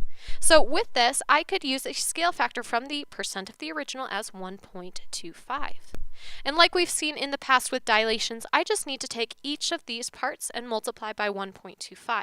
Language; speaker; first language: English; native; English